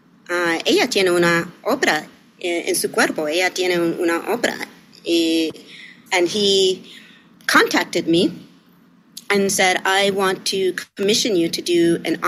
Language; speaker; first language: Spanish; early bilingual, heritage; English